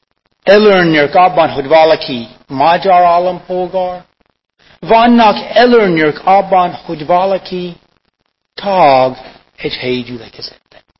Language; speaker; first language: Hungarian; non-native, fluent; English